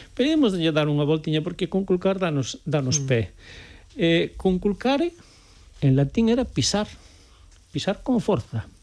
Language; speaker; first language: Galician; native; Galician